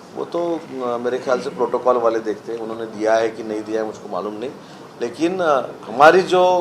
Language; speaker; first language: Hindi; non-native, local second language; Marathi